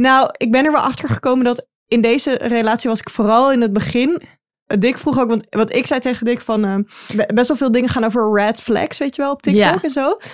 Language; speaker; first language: Dutch; native; Dutch